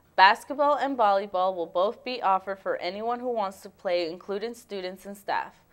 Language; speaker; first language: English; early bilingual, other home language; Spanish